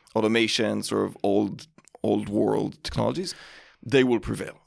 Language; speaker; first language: English; non-native, fluent; Hebrew